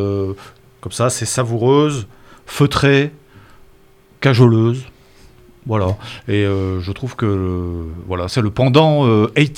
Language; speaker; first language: French; native; French